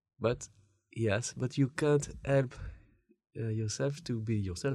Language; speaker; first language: English; non-native, learner; French